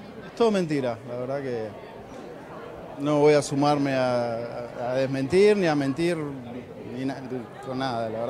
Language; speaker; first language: Spanish; native; Spanish